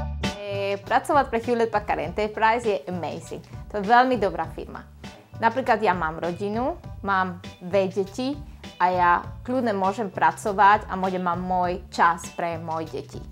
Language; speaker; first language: Slovak; non-native, learner; Spanish